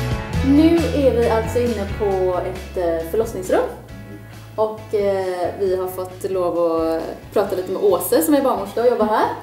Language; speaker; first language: Swedish; native; Swedish